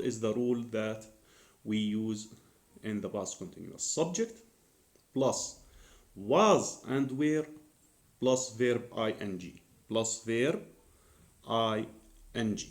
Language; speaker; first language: English; non-native, fluent; Arabic